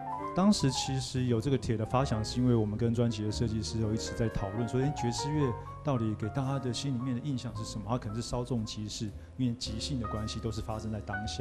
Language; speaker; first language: Chinese; native; Chinese